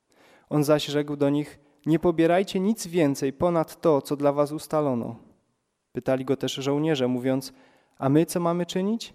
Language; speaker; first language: Polish; native; Polish